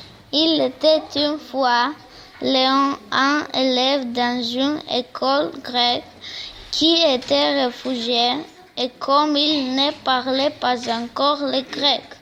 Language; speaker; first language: French; non-native, learner; Greek